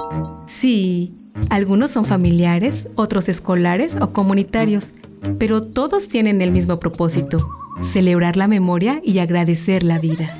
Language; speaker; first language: Spanish; native; Spanish